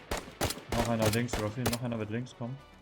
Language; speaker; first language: German; native; German